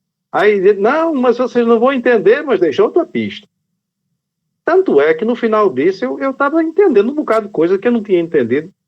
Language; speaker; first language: Portuguese; native; Portuguese